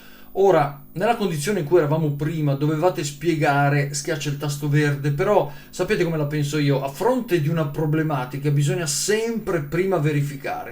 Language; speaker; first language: Italian; native; Italian